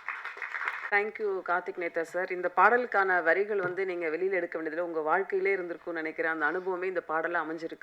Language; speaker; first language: Tamil; native; Tamil